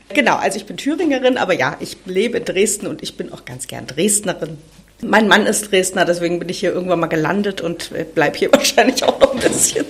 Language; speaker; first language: German; native; German